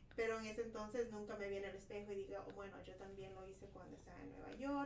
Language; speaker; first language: Spanish; early bilingual, other home language; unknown